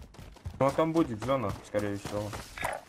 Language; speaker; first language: Russian; non-native, local second language; Latvian